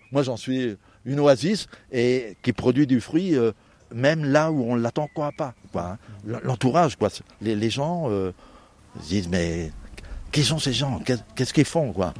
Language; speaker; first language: French; native; French